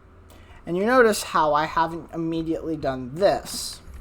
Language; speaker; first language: English; native; English